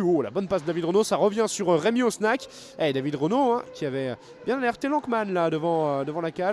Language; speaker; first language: French; native; French